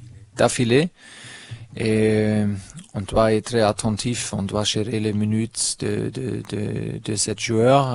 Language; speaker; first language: French; non-native, fluent; German